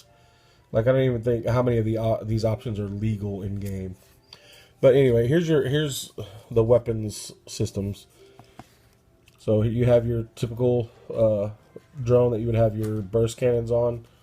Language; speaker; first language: English; native; English